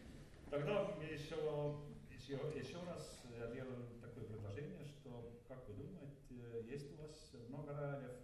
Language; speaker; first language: Russian; non-native, learner; Estonian